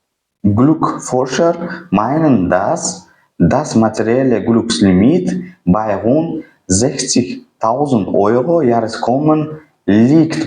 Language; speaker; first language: German; non-native, fluent; Uzbek